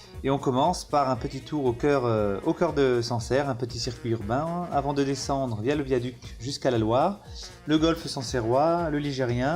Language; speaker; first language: French; native; French